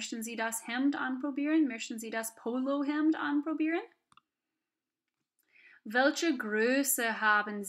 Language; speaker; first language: German; non-native, fluent; English